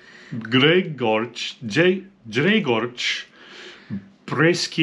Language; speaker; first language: Polish; non-native, learner; English